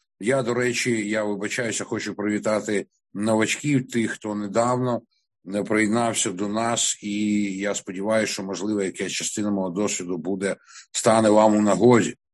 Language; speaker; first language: Ukrainian; non-native, local second language; Russian